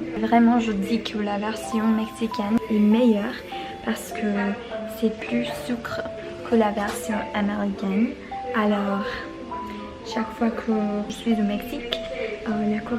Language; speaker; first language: French; non-native, learner; English